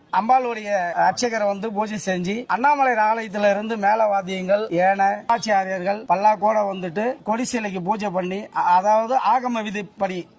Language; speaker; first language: Tamil; native; Tamil